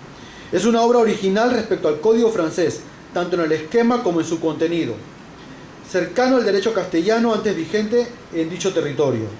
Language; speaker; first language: Spanish; native; Spanish